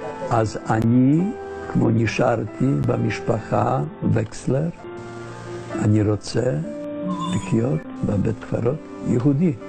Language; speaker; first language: Hebrew; non-native, learner; Polish